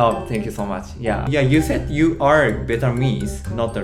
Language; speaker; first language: English; non-native, learner; Japanese